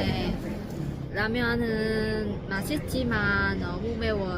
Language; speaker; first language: Korean; non-native, learner; Vietnamese